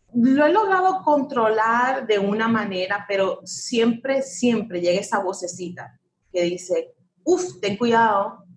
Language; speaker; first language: Spanish; early bilingual, heritage; Spanish